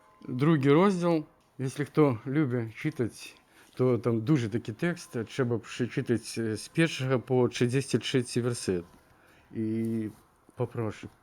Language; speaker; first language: Polish; non-native, learner; Ukrainian